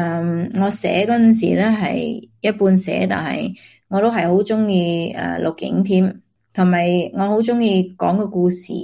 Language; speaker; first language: Cantonese; early bilingual, heritage; Cantonese